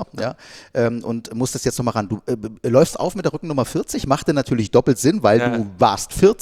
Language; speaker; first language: German; native; German